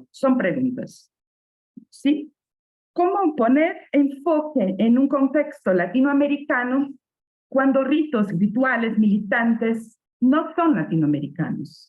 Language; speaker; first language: Spanish; non-native, fluent; Portuguese